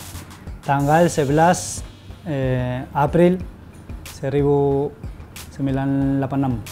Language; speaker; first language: Indonesian; non-native, learner; Spanish